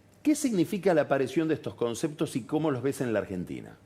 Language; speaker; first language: Spanish; native; Spanish